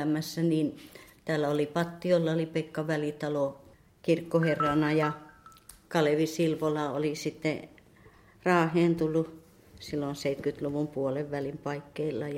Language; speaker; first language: Finnish; native; Finnish